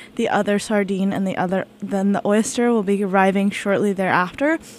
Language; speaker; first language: English; native; English